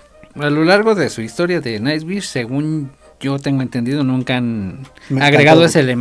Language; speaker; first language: Spanish; native; Spanish